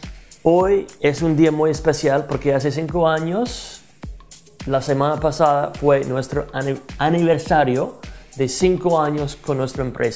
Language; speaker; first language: Spanish; non-native, fluent; English